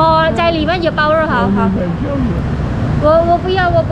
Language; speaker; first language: Chinese; non-native, fluent; Javanese